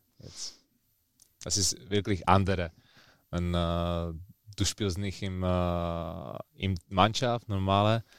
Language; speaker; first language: German; non-native, learner; Czech